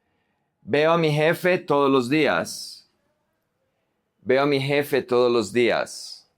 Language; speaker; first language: Spanish; non-native, fluent; English